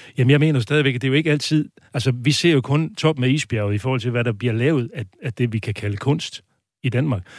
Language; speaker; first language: Danish; native; Danish